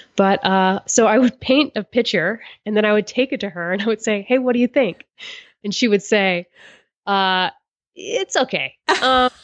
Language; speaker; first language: English; native; English